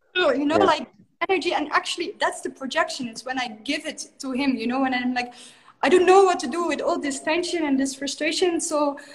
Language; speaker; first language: English; non-native, fluent; Dutch